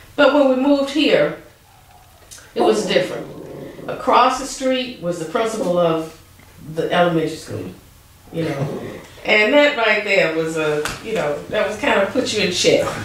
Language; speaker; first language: English; native; English